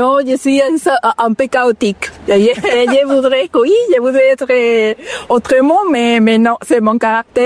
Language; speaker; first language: French; non-native, fluent; Spanish